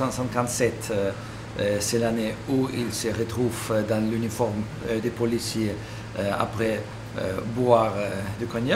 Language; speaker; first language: French; non-native, fluent; Russian